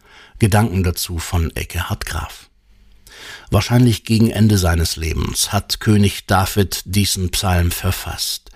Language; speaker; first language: German; native; German